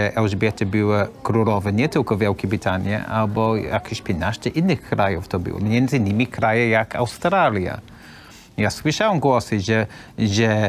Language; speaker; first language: Polish; non-native, learner; English